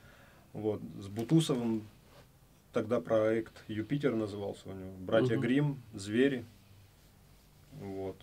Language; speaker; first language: Russian; native; Russian